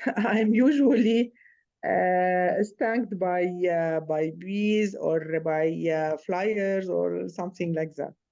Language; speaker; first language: English; non-native, learner; Arabic